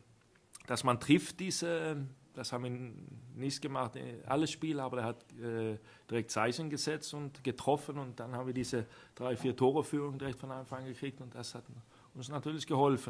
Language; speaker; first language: German; non-native, fluent; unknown